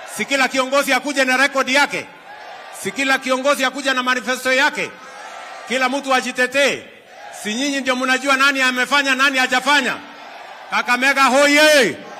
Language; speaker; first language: Swahili; non-native, local second language; Kalenjin